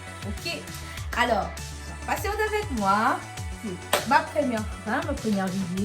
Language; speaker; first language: French; non-native, fluent; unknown